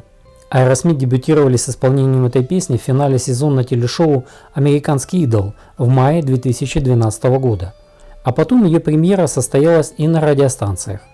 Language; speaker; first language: Russian; native; Russian